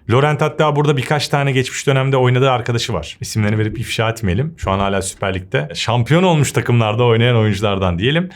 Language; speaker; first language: Turkish; native; Turkish